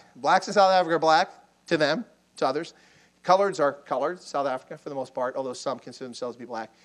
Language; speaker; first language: English; native; English